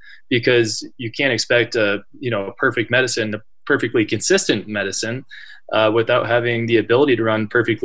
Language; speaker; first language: English; native; English